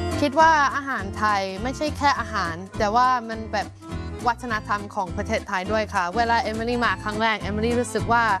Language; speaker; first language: Thai; non-native, fluent; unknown